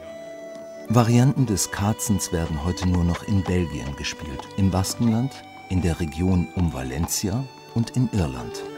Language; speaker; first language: German; native; German